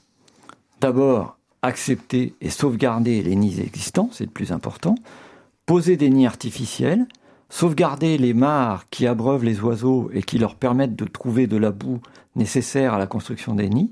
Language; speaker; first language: French; native; French